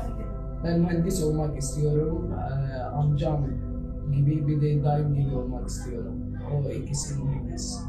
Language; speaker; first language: Turkish; non-native, learner; Arabic